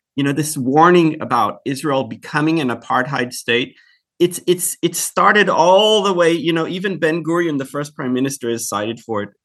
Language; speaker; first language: English; early bilingual, other home language; Hebrew